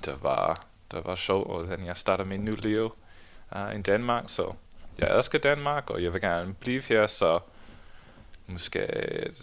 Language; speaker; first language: Danish; non-native, learner; English